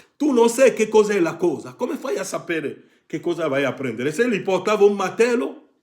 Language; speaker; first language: Italian; non-native, fluent; French